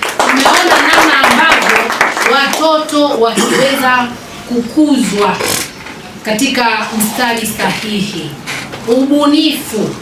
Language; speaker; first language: Swahili; native; Swahili